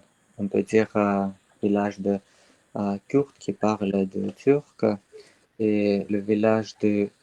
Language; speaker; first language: French; non-native, learner; Armenian